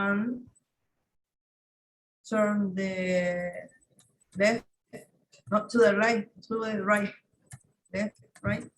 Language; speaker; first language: English; non-native, learner; Spanish